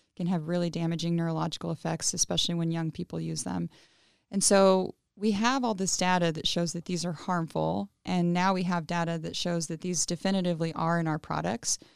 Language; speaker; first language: English; early bilingual, other home language; Spanish